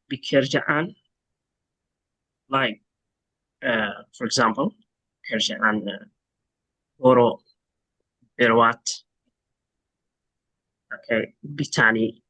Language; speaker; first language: Indonesian; non-native, learner; Arabic